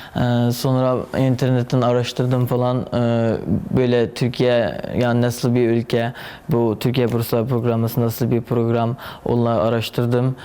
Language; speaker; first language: Turkish; non-native, fluent; Chinese